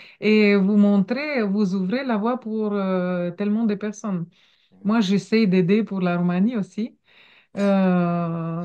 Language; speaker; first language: French; non-native, fluent; Romanian